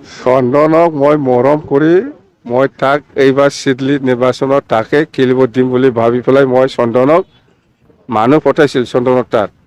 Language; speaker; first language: Assamese; non-native, local second language; Bodo